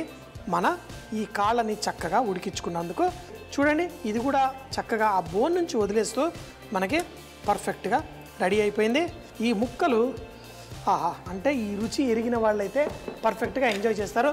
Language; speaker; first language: Telugu; native; Telugu